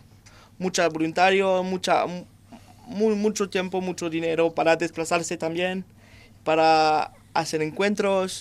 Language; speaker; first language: Spanish; non-native, fluent; French